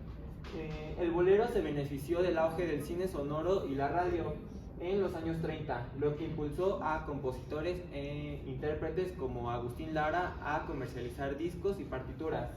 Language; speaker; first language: Spanish; native; Spanish